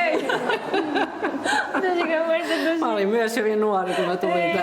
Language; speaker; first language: Finnish; non-native, fluent; Japanese